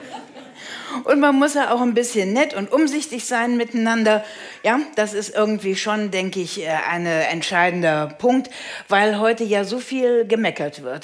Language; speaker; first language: German; native; German